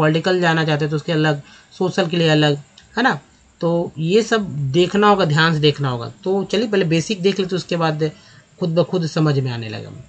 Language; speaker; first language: Hindi; native; Hindi